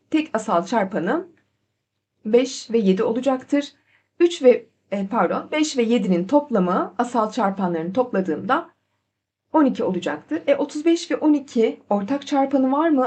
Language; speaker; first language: Turkish; native; Turkish